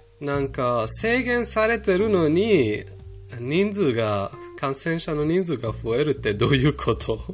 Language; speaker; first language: Japanese; non-native, fluent; Persian